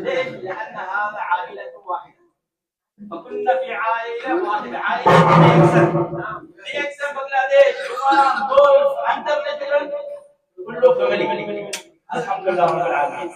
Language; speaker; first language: Arabic; non-native, learner; Urdu